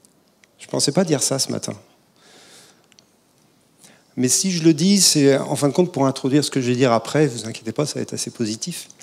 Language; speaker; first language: French; native; French